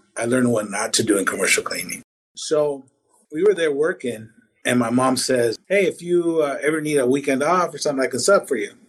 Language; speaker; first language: English; native; English